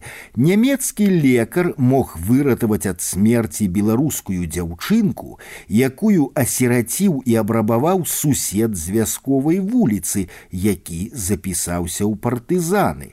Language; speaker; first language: Belarusian; native; Belarusian